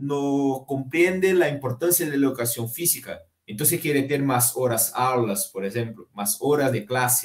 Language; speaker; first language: Spanish; non-native, fluent; Portuguese